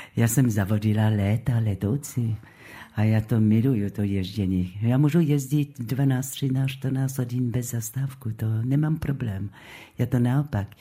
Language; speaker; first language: Czech; non-native, fluent; French